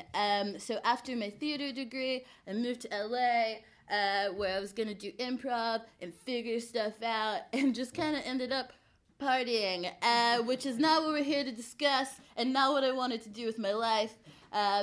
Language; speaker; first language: English; native; English